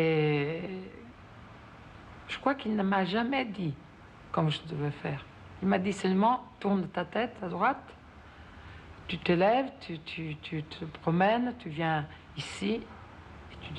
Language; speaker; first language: French; non-native, fluent; Italian